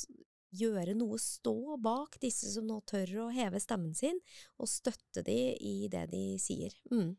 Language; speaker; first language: Norwegian; native; Norwegian